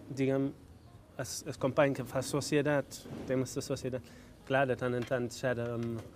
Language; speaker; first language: Catalan; non-native, fluent; German